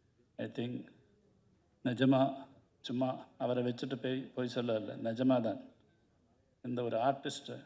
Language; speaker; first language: Tamil; non-native, learner; Malayalam